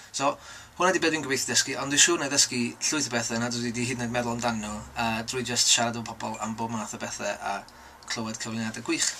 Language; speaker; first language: Welsh; native; Welsh